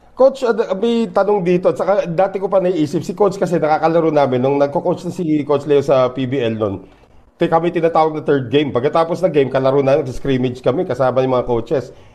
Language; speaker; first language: Filipino; native; Filipino